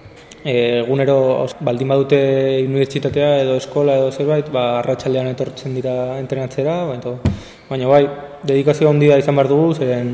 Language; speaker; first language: Basque; non-native, local second language; Spanish